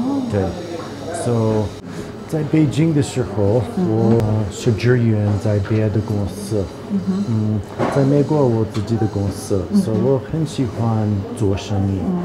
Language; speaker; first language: Chinese; non-native, learner; English